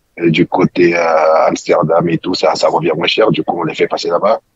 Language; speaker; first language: French; non-native, local second language; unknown